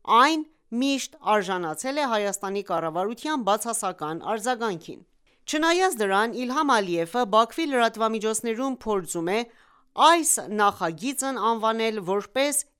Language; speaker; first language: Armenian; early bilingual, heritage; Armenian